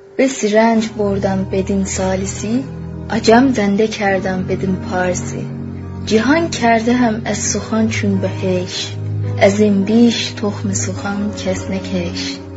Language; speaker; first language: Persian; non-native, fluent; Turkish